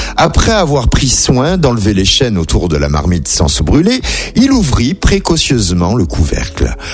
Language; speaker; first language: French; native; French